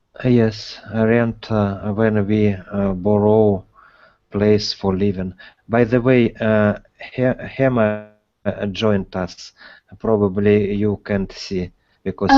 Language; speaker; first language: English; non-native, learner; Russian